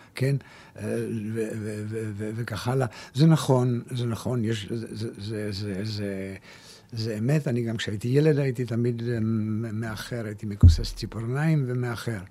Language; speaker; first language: Hebrew; early bilingual, other home language; German